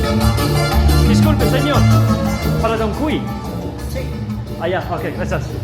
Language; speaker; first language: Spanish; non-native, learner; Italian